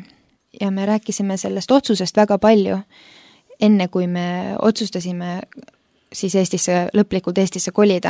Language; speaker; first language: Estonian; early bilingual, other home language; Finnish